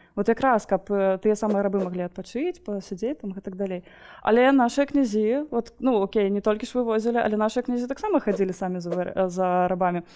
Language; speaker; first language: Belarusian; non-native, local second language; Russian